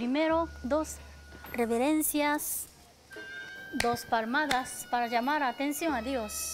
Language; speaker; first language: Spanish; non-native, learner; Japanese